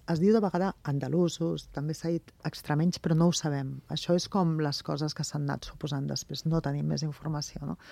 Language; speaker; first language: Catalan; non-native, local second language; Spanish